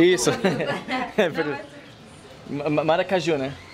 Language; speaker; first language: Portuguese; non-native, learner; English